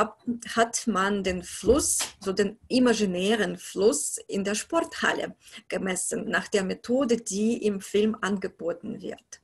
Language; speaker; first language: German; non-native, fluent; Russian